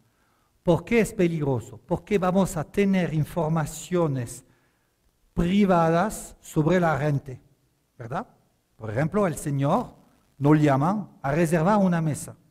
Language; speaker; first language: Spanish; non-native, fluent; French